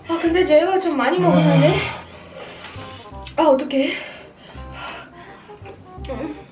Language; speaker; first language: Korean; non-native, learner; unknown